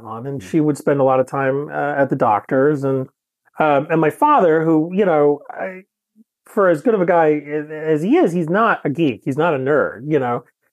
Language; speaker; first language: English; native; English